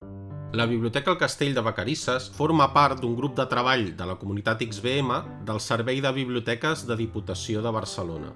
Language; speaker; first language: Catalan; native; Catalan